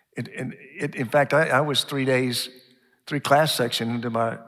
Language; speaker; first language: English; native; English